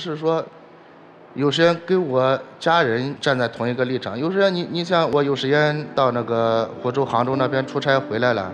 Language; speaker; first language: Chinese; native; Chinese